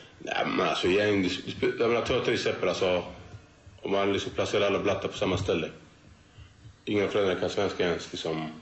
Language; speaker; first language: Swedish; early bilingual, other home language; Turoyo